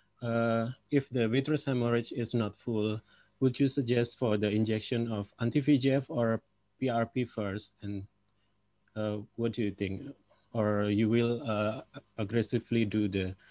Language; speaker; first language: English; non-native, local second language; Indonesian